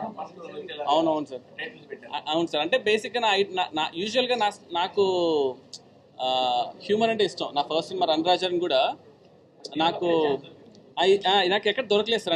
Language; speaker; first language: Telugu; native; Telugu